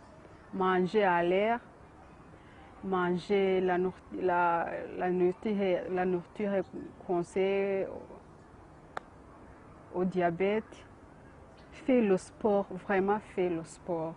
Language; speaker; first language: French; non-native, learner; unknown